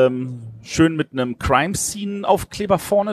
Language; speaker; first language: German; native; German